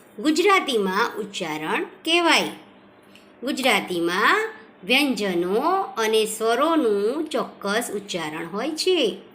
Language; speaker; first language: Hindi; non-native, local second language; Gujarati